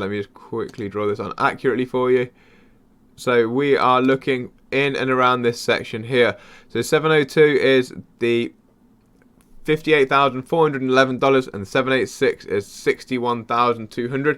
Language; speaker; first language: English; native; English